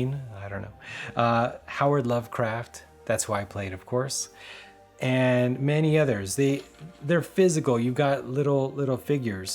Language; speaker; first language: English; native; English